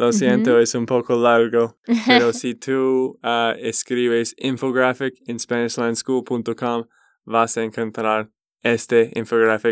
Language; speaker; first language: Spanish; non-native, learner; English